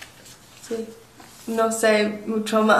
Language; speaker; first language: Spanish; non-native, learner; English